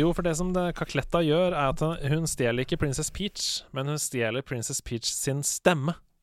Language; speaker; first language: Norwegian; native; Norwegian